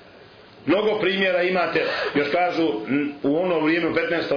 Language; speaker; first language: Croatian; native; Croatian